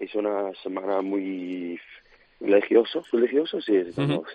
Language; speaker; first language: Spanish; non-native, learner; English